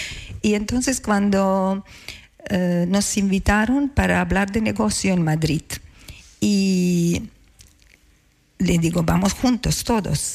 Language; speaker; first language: Spanish; non-native, learner; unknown